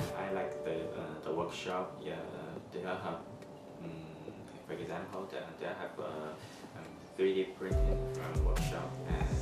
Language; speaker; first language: English; non-native, learner; Chinese